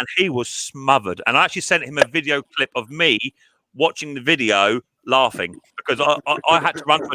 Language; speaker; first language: English; native; English